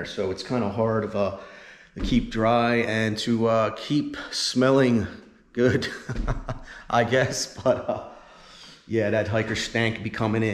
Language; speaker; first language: English; native; English